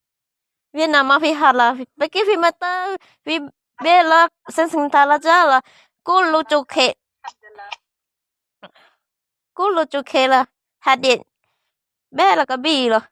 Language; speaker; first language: Arabic; non-native, learner; Hmong